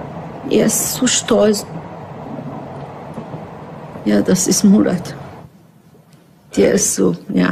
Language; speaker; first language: German; non-native, learner; Turkish